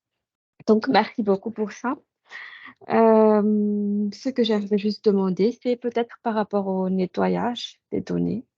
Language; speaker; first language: French; non-native, local second language; Malagasy